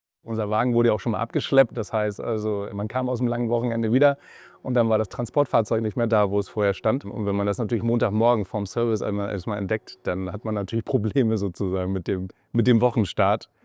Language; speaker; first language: German; native; German